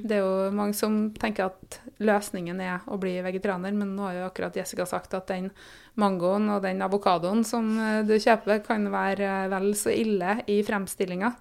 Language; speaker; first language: Norwegian; native; Norwegian